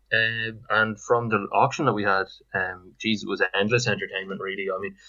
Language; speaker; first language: English; native; English